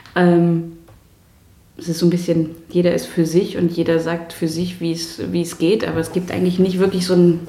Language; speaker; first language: German; native; German